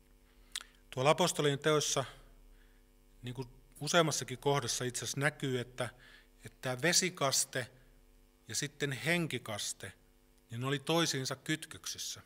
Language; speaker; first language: Finnish; native; Finnish